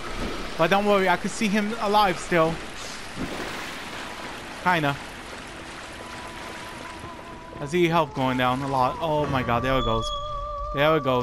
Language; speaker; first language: English; native; English